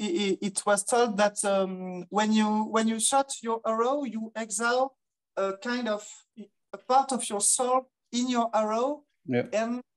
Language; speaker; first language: English; non-native, fluent; French